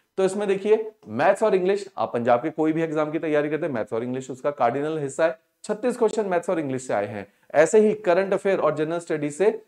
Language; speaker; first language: Hindi; non-native, local second language; Punjabi